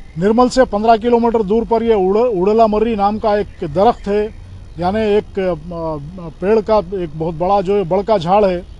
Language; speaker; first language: Urdu; native; Urdu